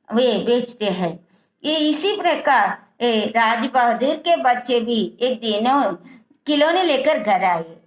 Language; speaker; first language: Hindi; non-native, local second language; Telugu